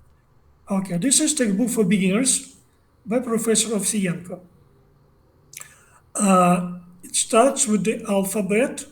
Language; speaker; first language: English; non-native, learner; Russian